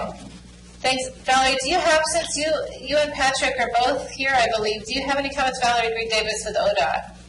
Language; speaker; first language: English; native; English